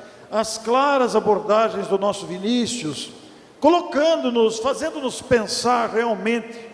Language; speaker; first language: Portuguese; native; Portuguese